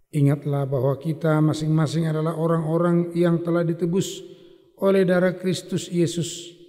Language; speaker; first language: Indonesian; non-native, local second language; Batak Toba